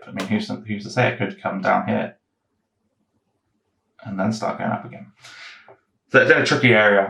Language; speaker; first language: English; native; English